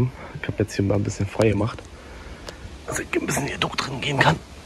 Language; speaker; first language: German; native; German